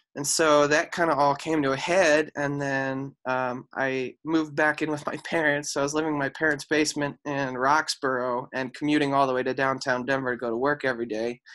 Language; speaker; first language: English; native; English